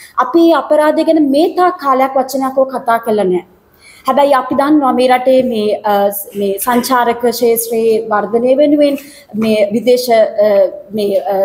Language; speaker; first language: Sinhala; native; Sinhala